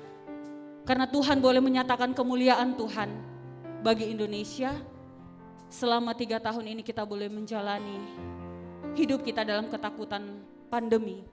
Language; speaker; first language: Indonesian; native; Indonesian